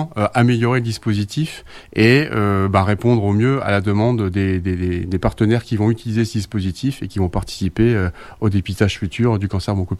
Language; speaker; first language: French; native; French